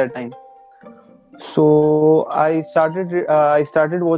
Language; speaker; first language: English; non-native, local second language; Hindi